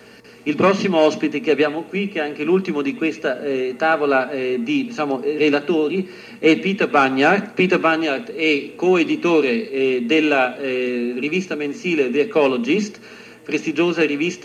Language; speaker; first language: Italian; native; Italian